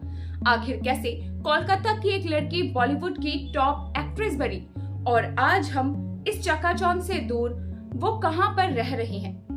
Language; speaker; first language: Hindi; native; Hindi